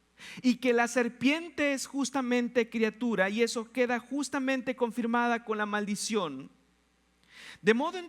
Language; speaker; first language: Spanish; native; Spanish